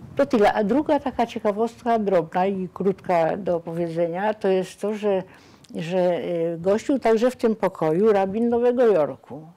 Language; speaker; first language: Polish; native; Polish